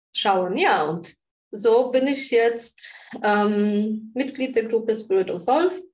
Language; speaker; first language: German; non-native, fluent; Polish